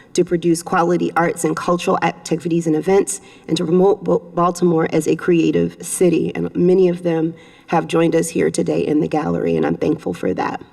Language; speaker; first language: English; native; English